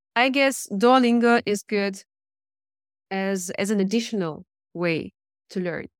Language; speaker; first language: English; non-native, fluent; Russian